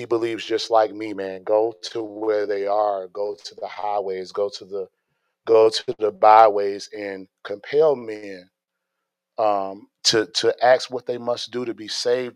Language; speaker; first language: English; native; English